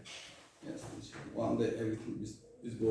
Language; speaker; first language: English; non-native, learner; Turkish